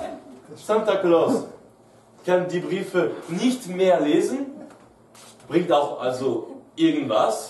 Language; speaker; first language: German; non-native, fluent; French